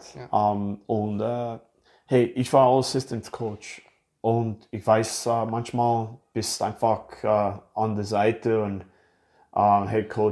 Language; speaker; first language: German; non-native, fluent; English